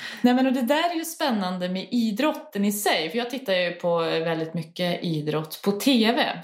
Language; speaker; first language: Swedish; native; Swedish